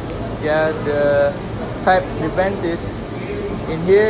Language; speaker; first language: English; non-native, learner; Indonesian